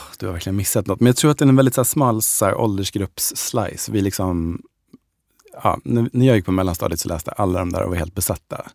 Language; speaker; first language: Swedish; native; Swedish